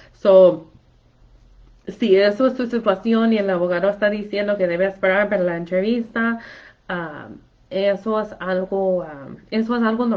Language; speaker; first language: Spanish; non-native, fluent; English